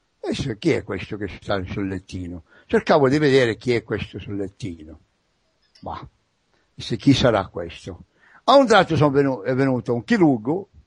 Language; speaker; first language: Italian; native; Italian